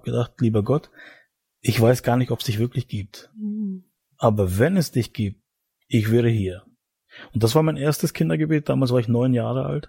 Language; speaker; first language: German; native; German